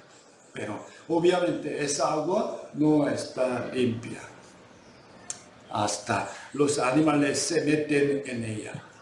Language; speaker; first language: Spanish; non-native, fluent; Korean